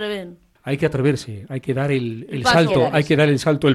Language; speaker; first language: Spanish; native; Spanish